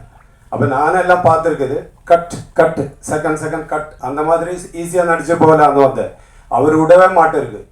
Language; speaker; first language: Tamil; non-native, learner; Malayalam